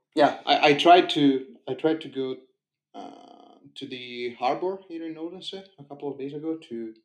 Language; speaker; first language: English; non-native, fluent; Italian